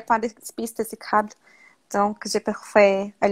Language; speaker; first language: French; non-native, learner; Portuguese